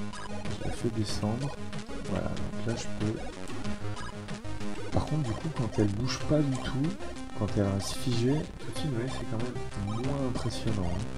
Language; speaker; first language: French; native; French